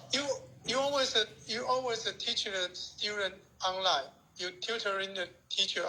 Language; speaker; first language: English; non-native, learner; Chinese